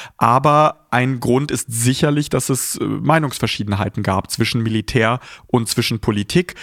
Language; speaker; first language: German; early bilingual, other home language; Russian